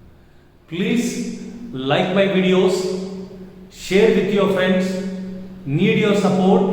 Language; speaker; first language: English; non-native, local second language; Hindi